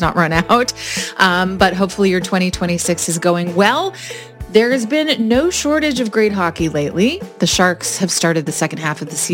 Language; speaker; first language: English; native; English